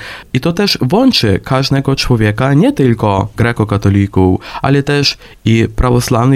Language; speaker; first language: Polish; non-native, fluent; Ukrainian